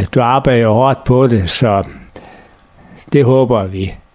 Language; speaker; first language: Danish; native; Danish